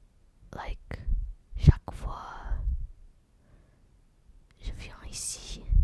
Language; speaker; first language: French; non-native, learner; English